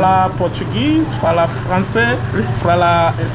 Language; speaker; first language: Portuguese; non-native, learner; French